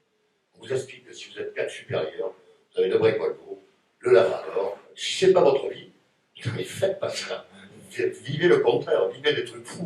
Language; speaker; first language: French; native; French